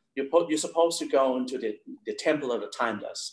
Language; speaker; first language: English; non-native, fluent; Thai